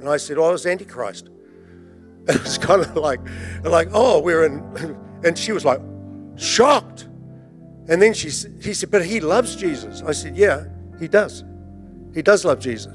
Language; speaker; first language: English; native; English